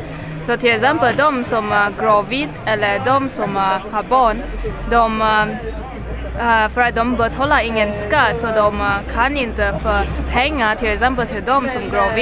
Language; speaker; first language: Swedish; non-native, learner; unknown